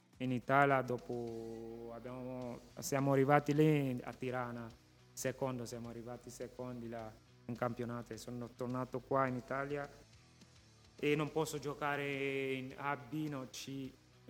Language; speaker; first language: Italian; non-native, local second language; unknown